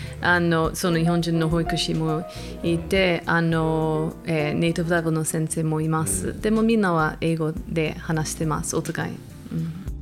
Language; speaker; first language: Japanese; non-native, fluent; English